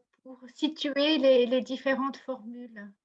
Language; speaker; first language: French; non-native, fluent; Polish